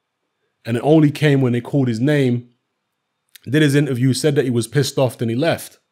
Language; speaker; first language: English; native; English